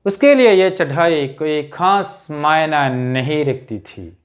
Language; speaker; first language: Hindi; non-native, local second language; Malayalam